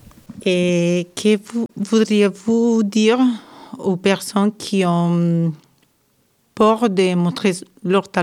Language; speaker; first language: French; non-native, learner; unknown